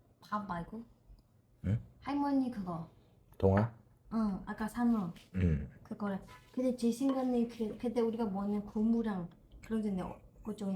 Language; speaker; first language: Korean; non-native, learner; Burmese